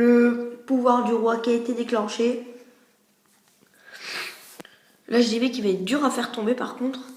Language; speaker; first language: French; native; French